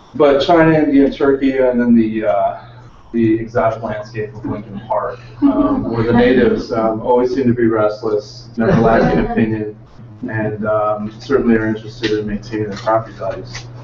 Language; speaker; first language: English; native; English